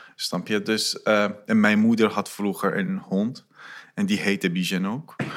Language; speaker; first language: Dutch; non-native, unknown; Persian